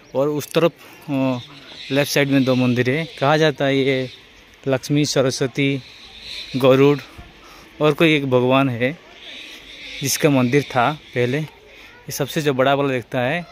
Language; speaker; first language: Hindi; non-native, local second language; Odia